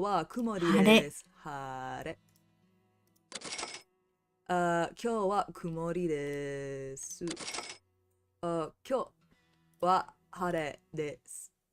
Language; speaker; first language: Japanese; non-native, learner; English